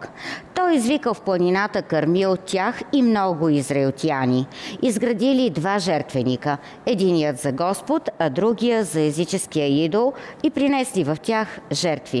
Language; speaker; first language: Bulgarian; native; Bulgarian